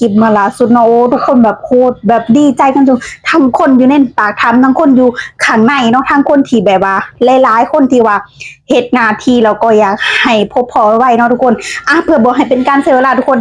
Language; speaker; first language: Thai; non-native, local second language; Lao